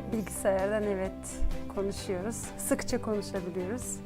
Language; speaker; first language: Turkish; non-native, fluent; Gagauz